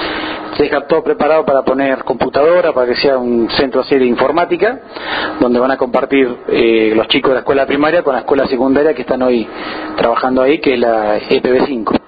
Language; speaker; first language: Spanish; native; Spanish